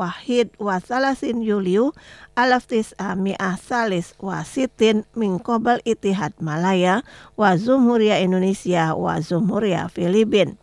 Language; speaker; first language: Arabic; non-native, fluent; Indonesian